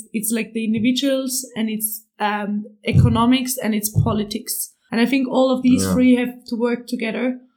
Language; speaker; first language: English; non-native, fluent; German